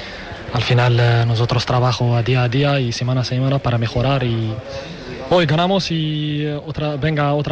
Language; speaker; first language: Spanish; non-native, learner; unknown